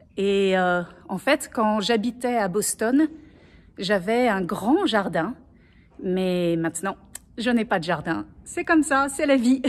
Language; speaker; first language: French; native; French